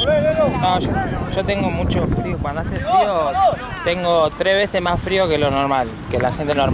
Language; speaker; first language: Spanish; native; Spanish